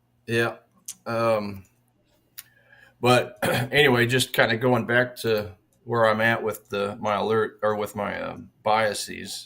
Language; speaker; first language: English; native; English